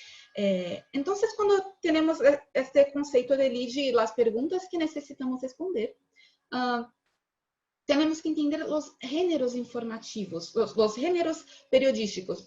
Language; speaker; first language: Spanish; non-native, learner; Portuguese